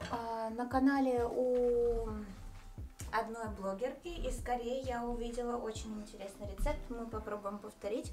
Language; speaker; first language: Russian; native; Russian